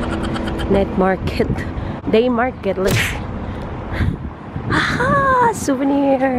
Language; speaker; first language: English; non-native, local second language; Filipino